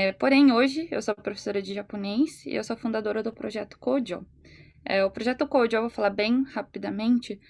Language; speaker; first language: Portuguese; native; Portuguese